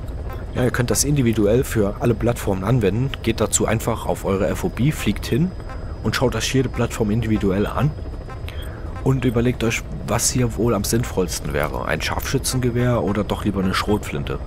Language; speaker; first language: German; native; German